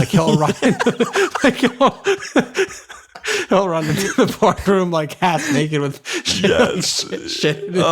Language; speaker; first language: English; native; English